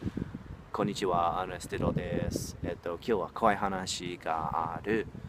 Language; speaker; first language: Japanese; non-native, learner; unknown